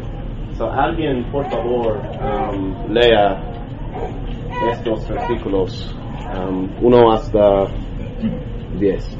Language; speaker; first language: Spanish; non-native, learner; English